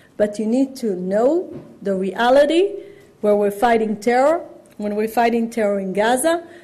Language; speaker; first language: English; non-native, fluent; Hebrew